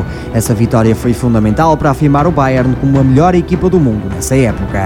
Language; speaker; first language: Portuguese; native; Portuguese